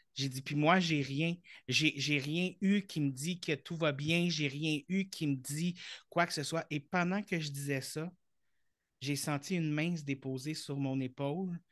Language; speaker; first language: French; native; French